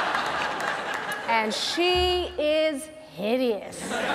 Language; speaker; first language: English; native; English